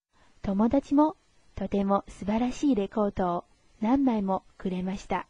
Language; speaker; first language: Japanese; non-native, fluent; Chinese